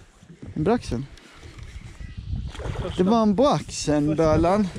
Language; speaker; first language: Swedish; native; Swedish